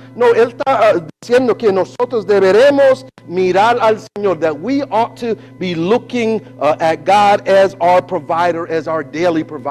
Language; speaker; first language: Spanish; non-native, learner; English